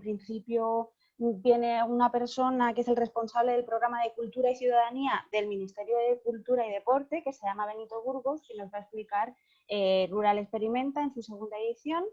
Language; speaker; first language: Spanish; native; Spanish